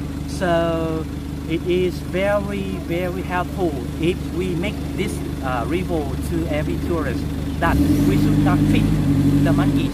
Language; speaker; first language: English; non-native, local second language; Vietnamese